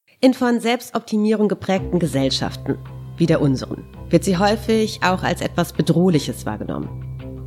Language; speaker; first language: German; native; German